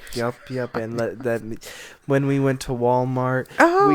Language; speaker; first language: English; native; English